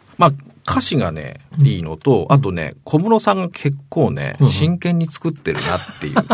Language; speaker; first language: Japanese; native; Japanese